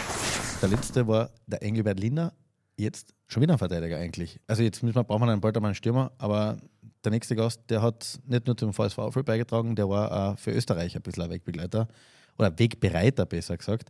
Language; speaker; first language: German; native; German